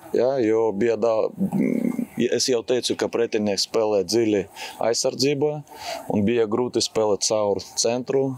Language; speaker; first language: Latvian; non-native, local second language; Russian